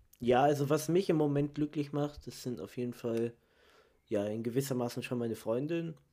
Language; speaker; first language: German; early bilingual, other home language; Italian